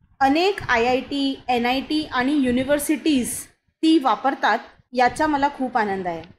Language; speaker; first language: Marathi; non-native, local second language; Hindi